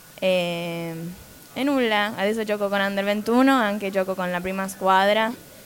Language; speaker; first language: Italian; non-native, fluent; Spanish